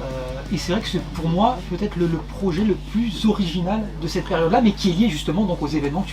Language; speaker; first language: French; native; French